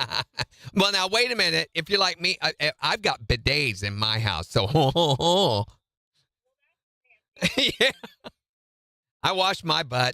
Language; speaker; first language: English; native; English